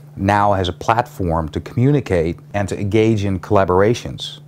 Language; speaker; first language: English; non-native, fluent; Dutch